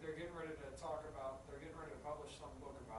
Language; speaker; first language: English; native; English